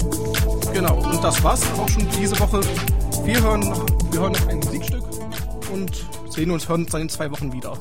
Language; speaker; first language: German; native; German